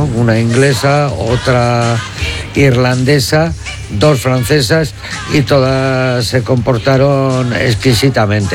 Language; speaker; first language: Spanish; native; Spanish